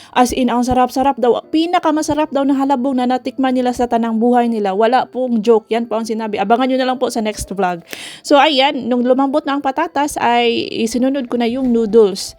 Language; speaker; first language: Filipino; non-native, local second language; Cebuano